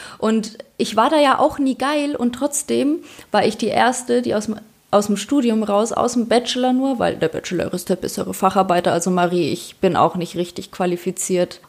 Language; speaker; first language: German; early bilingual, other home language; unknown